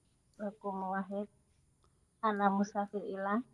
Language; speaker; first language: Arabic; non-native, learner; Indonesian